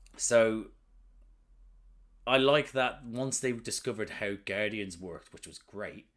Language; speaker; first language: English; native; English